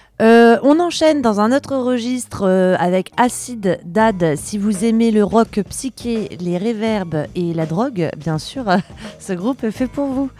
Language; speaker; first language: French; native; French